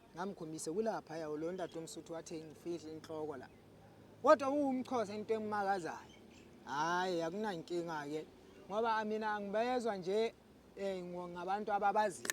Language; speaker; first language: Zulu; non-native, local second language; Southern Sotho